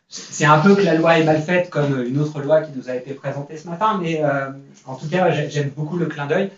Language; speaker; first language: French; native; French